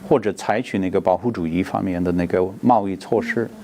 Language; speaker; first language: Chinese; non-native, fluent; English